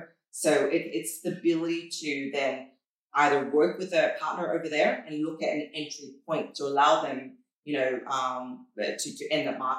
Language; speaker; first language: English; native; English